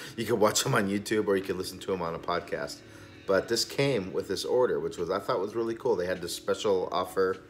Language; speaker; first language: English; native; English